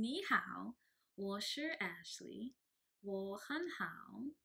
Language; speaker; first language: Chinese; non-native, learner; English